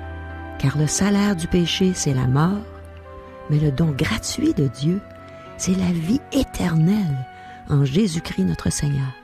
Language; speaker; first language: French; native; French